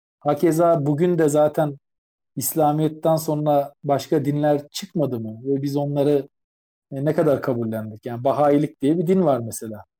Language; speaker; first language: Turkish; native; Turkish